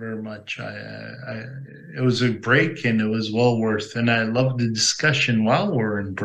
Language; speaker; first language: English; native; English